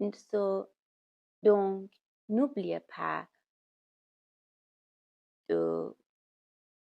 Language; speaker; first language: French; non-native, learner; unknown